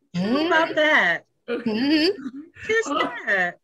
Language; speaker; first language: English; native; English